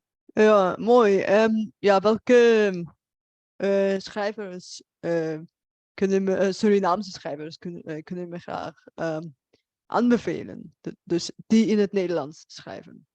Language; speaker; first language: Dutch; non-native, fluent; Bulgarian